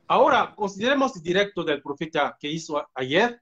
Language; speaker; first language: Spanish; non-native, fluent; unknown